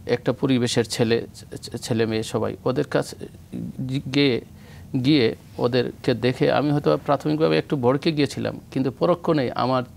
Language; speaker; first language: Bangla; native; Bangla